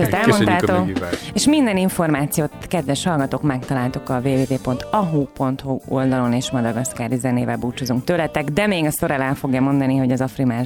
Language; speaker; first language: Hungarian; native; Hungarian